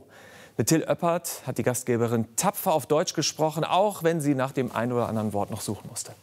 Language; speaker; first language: German; native; German